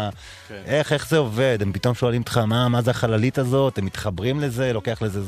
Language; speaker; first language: Hebrew; native; Hebrew